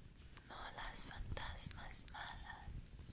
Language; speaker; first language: Spanish; non-native, learner; English